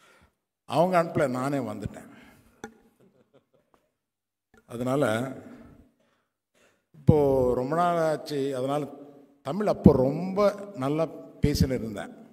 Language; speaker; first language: Tamil; non-native, local second language; Telugu